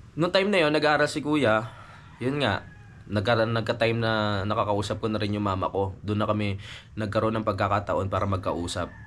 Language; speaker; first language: Filipino; native; Filipino